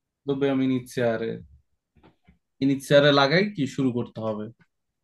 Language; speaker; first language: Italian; non-native, fluent; Bangla